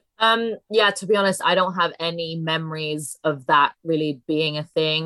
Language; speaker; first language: English; non-native, fluent; Italian